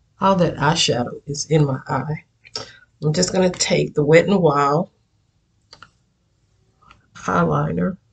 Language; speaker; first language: English; native; English